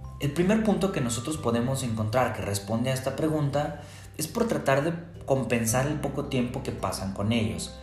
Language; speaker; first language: Spanish; native; Spanish